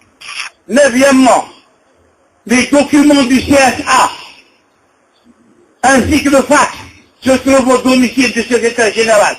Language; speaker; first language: French; non-native, local second language; Arabic